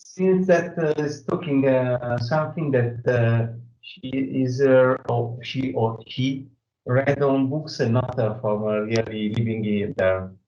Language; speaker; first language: English; non-native, learner; Italian